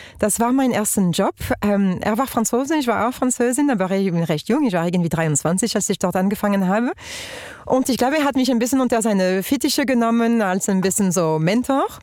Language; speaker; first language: German; non-native, fluent; French